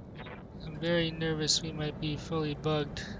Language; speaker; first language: English; native; English